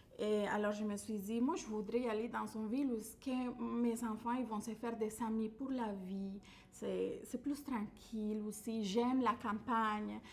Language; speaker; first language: French; non-native, fluent; Spanish